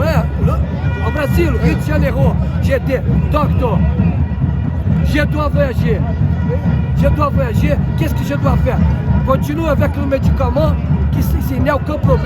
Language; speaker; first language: French; non-native, learner; Portuguese